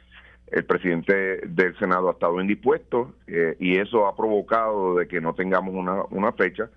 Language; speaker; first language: Spanish; native; Spanish